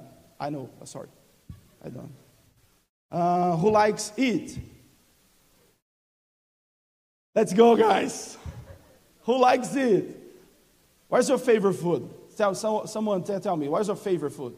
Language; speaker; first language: English; non-native, learner; Portuguese